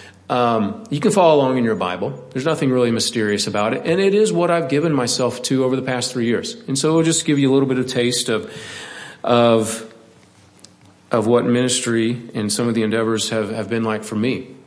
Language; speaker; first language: English; native; English